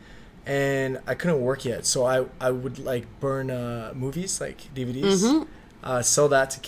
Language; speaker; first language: English; early bilingual, other home language; Vietnamese